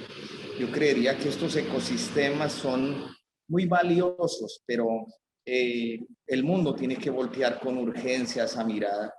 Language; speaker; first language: Spanish; native; Spanish